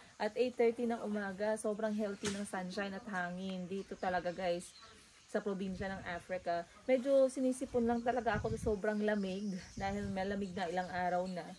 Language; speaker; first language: Filipino; non-native, local second language; Cebuano